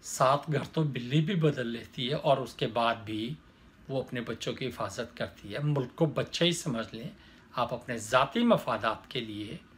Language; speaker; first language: Urdu; native; Urdu